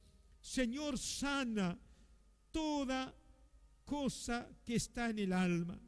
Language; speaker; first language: Spanish; native; Spanish